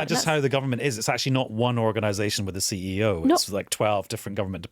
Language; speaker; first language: English; native; English